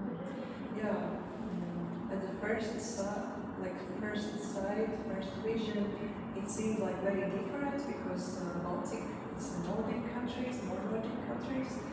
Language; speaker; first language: English; non-native, fluent; Latvian